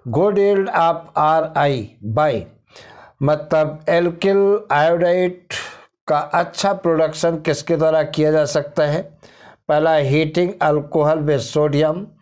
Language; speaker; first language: Hindi; native; Hindi